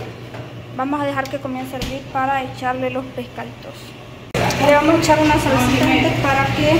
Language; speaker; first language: Spanish; native; Spanish